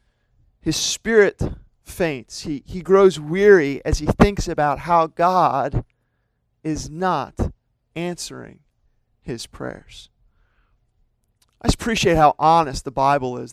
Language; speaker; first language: English; native; English